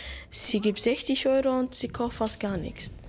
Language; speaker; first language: German; early bilingual, other home language; Turkish